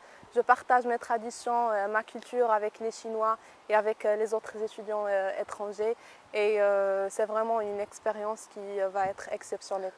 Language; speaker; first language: French; non-native, local second language; Arabic